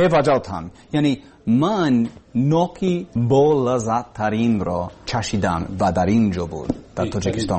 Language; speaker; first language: Persian; non-native, learner; English